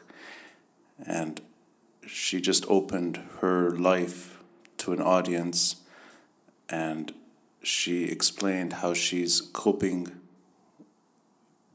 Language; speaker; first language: English; native; English